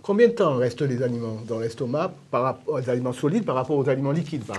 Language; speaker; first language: French; native; French